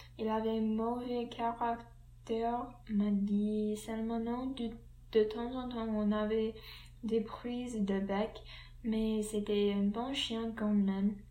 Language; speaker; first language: French; non-native, learner; English